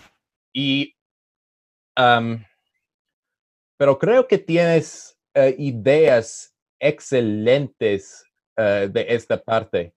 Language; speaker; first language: Spanish; non-native, learner; English